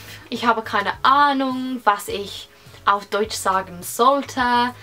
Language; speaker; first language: German; non-native, learner; English